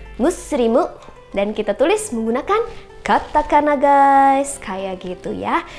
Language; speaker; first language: Indonesian; native; Indonesian